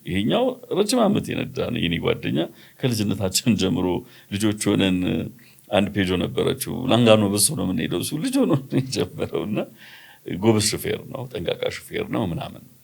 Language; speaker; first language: Amharic; native; Amharic